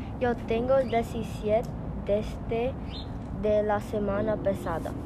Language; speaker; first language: Spanish; non-native, learner; English